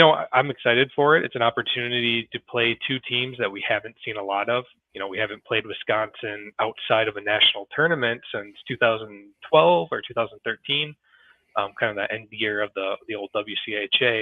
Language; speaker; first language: English; native; English